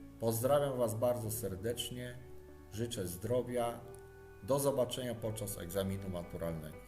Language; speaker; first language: Polish; native; Polish